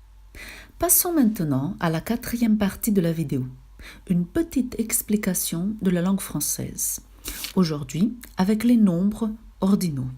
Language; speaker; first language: French; non-native, fluent; Portuguese